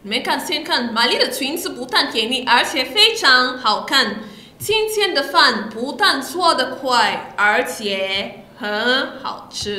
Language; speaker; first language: Chinese; non-native, fluent; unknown